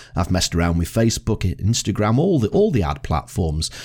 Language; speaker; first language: English; native; English